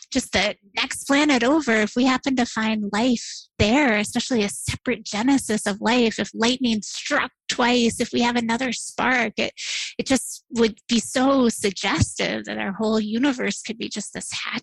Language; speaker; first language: English; native; English